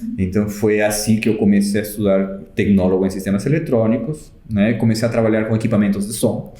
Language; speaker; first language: Portuguese; non-native, fluent; Spanish